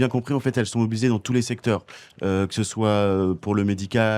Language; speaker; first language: French; native; French